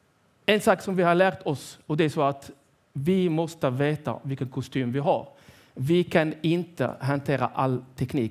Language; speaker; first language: Swedish; non-native, fluent; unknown